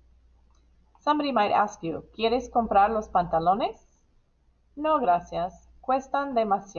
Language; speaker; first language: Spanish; non-native, fluent; English